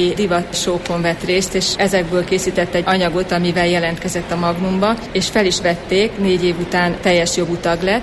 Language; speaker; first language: Hungarian; native; Hungarian